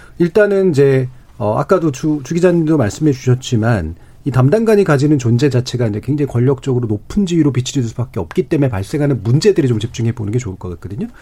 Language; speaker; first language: Korean; native; Korean